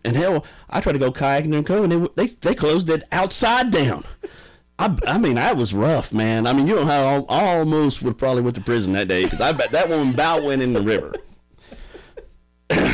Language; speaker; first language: English; native; English